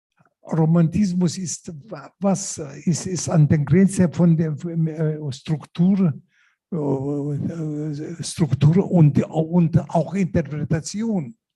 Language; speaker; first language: German; non-native, learner; Lithuanian